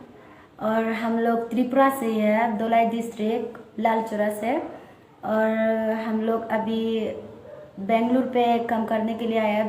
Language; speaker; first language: Hindi; non-native, local second language; Chakma